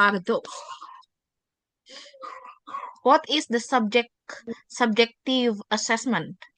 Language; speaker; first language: English; non-native, fluent; Indonesian